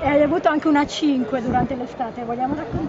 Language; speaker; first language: Italian; native; Italian